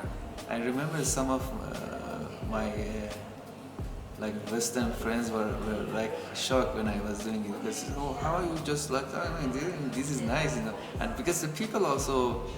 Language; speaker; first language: English; non-native, fluent; Persian